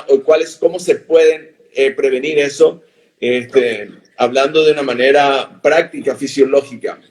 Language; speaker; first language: Spanish; native; Spanish